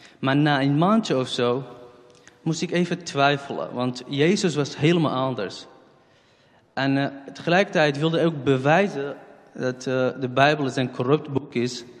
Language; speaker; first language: Dutch; non-native, fluent; Central Kurdish